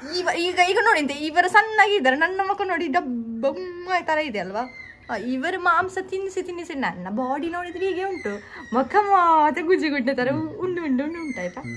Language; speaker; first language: Kannada; non-native, local second language; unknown